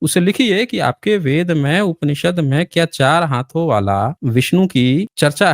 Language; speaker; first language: Hindi; native; Hindi